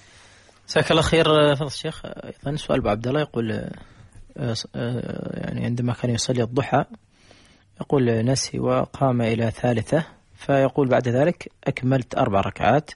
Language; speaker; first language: Arabic; native; Arabic